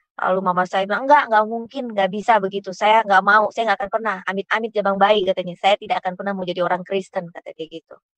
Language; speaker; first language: Indonesian; native; Indonesian